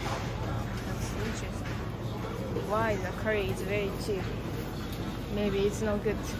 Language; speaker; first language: English; non-native, learner; Japanese